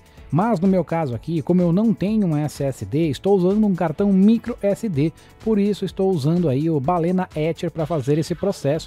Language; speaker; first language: Portuguese; native; Portuguese